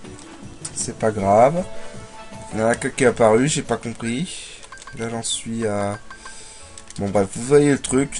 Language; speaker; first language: French; native; French